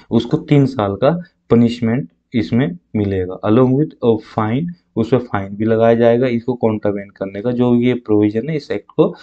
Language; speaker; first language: Hindi; native; Hindi